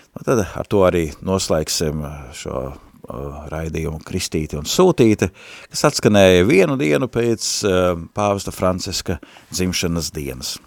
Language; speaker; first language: Latvian; native; Latvian